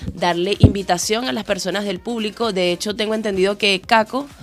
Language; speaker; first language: Spanish; native; Spanish